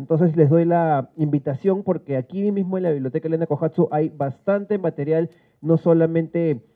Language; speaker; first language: Spanish; native; Spanish